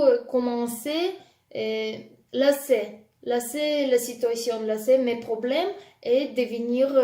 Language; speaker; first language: French; non-native, fluent; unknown